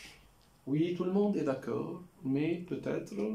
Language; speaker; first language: French; non-native, local second language; Arabic